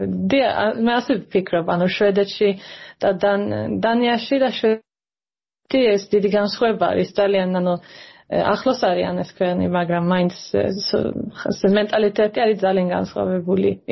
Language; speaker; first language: Georgian; early bilingual, heritage; Georgian